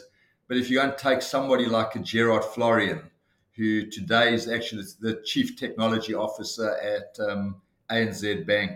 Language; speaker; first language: English; native; English